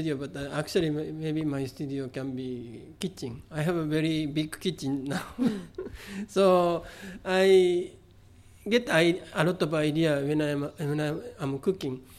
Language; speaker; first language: English; non-native, fluent; Japanese